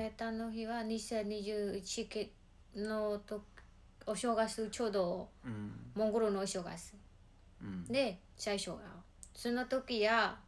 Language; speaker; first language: Japanese; non-native, learner; Mongolian